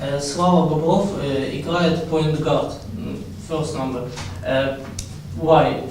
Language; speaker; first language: Russian; native; Russian